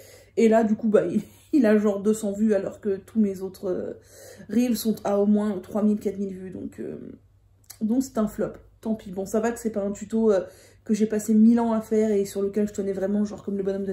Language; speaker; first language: French; native; French